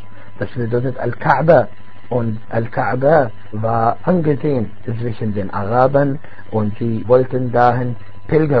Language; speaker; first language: German; non-native, fluent; Arabic